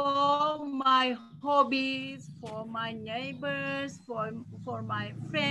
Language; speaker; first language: English; non-native, fluent; Turkish